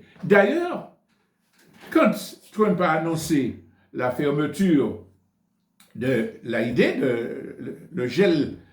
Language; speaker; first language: French; native; French